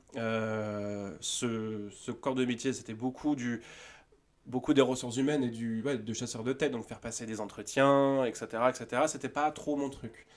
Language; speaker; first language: French; native; French